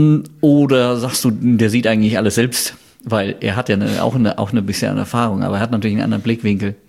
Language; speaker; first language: German; native; German